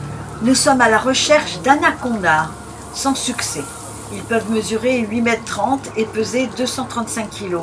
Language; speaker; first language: French; native; French